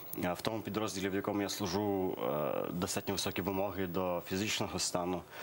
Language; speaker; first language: Ukrainian; early bilingual, other home language; Persian